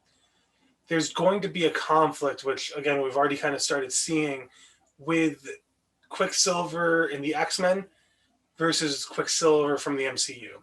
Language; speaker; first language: English; native; English